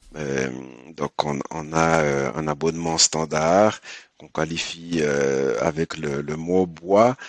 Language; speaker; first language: French; early bilingual, other home language; Haitian Creole